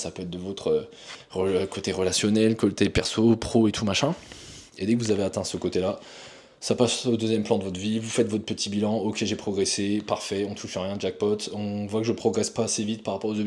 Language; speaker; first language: French; native; French